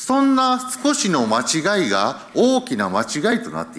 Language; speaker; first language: Japanese; early bilingual, heritage; Japanese